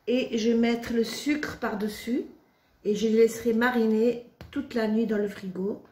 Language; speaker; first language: French; non-native, local second language; Arabic